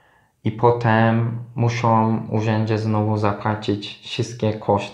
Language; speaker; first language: Polish; non-native, learner; Turkish